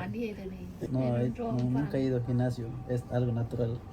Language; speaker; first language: Spanish; non-native, local second language; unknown